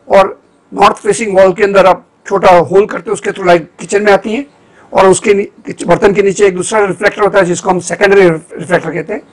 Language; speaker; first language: Hindi; non-native, fluent; Gujarati